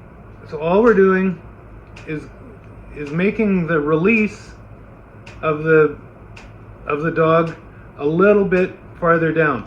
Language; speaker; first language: English; native; English